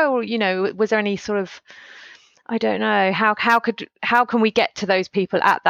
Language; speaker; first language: English; native; English